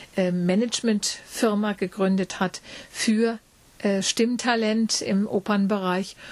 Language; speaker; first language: German; native; German